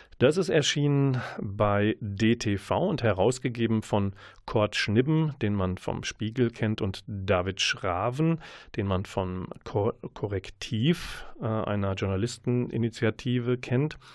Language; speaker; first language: German; native; German